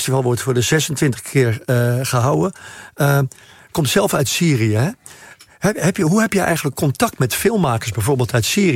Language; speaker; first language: Dutch; native; Dutch